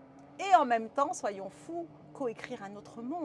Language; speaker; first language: French; native; French